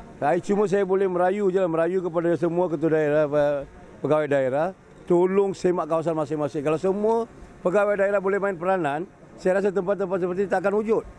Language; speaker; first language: Malay; non-native, local second language; Tamil